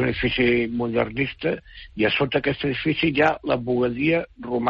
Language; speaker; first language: Catalan; native; Catalan